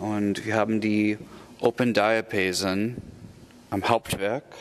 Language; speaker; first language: German; non-native, learner; English